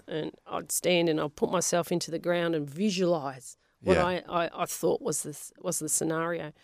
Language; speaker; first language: English; non-native, local second language; Polish